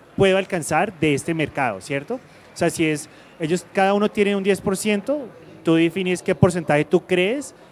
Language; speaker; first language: Spanish; early bilingual, heritage; Spanish